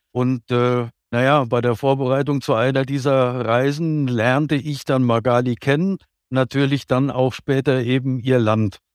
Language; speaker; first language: German; native; German